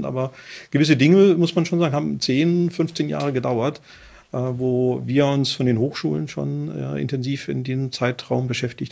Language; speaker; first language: German; native; German